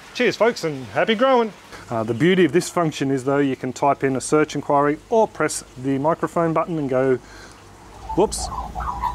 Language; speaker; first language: English; native; English